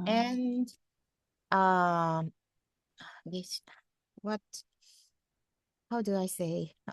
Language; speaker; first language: English; non-native, fluent; Japanese